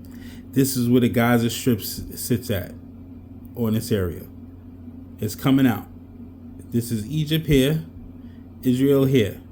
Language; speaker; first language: English; native; English